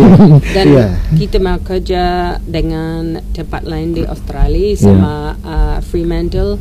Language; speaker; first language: Indonesian; non-native, learner; English